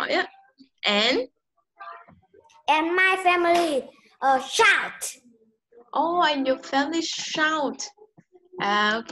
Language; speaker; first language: English; non-native, learner; Vietnamese